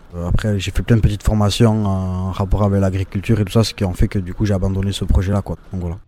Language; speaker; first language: French; native; French